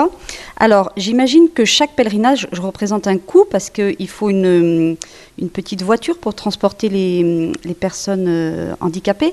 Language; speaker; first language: French; native; French